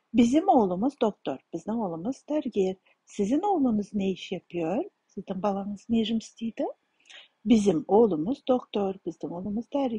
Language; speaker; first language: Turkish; non-native, fluent; Kazakh